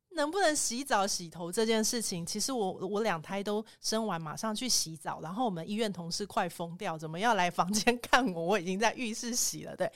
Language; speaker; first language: Chinese; native; Chinese